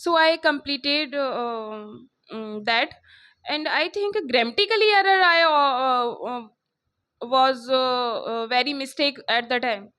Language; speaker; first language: English; non-native, local second language; Hindi